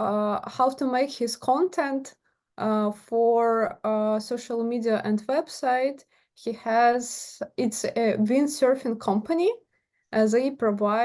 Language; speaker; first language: English; non-native, learner; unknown